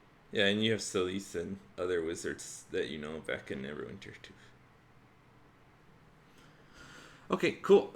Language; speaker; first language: English; native; English